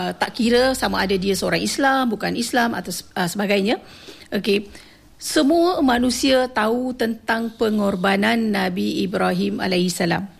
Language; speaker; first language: Malay; non-native, local second language; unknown